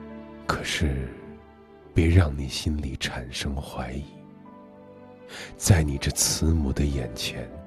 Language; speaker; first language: Chinese; native; Chinese